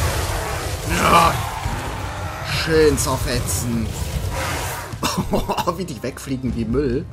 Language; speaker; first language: German; native; German